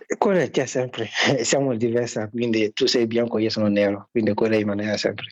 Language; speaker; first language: Italian; non-native, learner; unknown